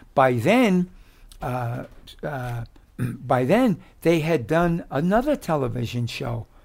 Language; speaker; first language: English; native; English